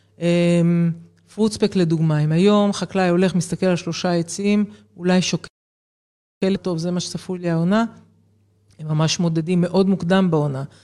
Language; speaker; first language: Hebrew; native; Hebrew